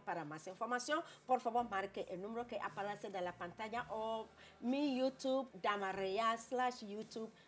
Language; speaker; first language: Spanish; non-native, learner; English